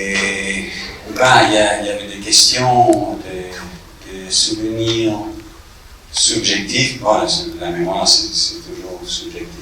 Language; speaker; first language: French; non-native, fluent; English